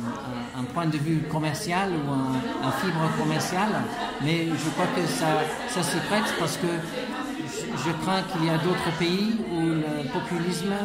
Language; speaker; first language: French; non-native, fluent; English